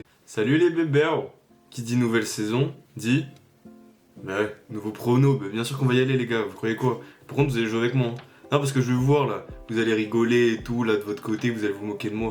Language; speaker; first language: French; native; French